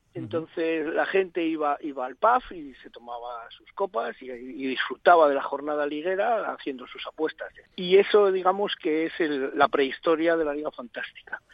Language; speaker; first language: Spanish; native; Spanish